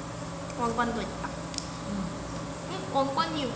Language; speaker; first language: Korean; non-native, fluent; Thai